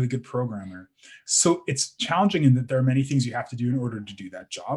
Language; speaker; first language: English; native; English